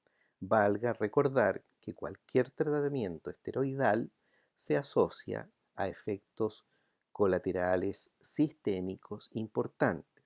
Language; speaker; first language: Spanish; native; Spanish